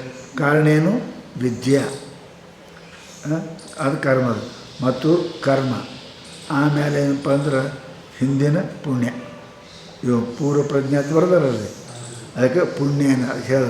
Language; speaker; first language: Kannada; native; Kannada